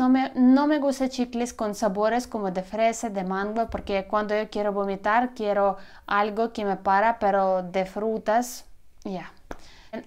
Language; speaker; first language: Spanish; non-native, learner; Ukrainian